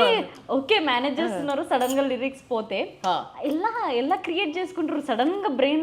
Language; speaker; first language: Telugu; native; Telugu